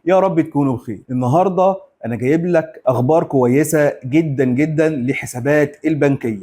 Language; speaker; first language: Arabic; native; Arabic